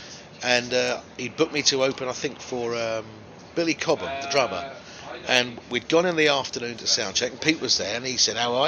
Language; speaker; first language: English; native; English